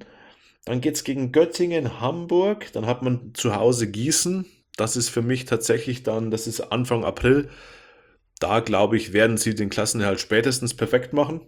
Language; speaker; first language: German; native; German